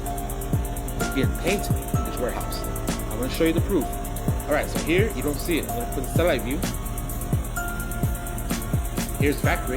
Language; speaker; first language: English; native; English